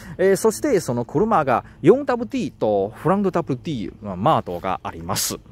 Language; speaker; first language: Japanese; non-native, learner; Chinese